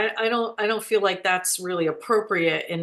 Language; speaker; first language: English; native; English